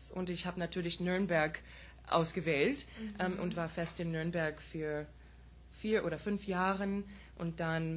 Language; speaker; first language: German; non-native, fluent; English